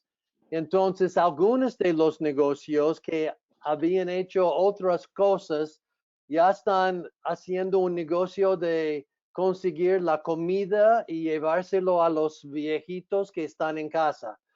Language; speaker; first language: Spanish; non-native, fluent; English